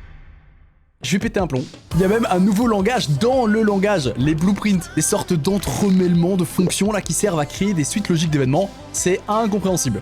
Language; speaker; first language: French; native; French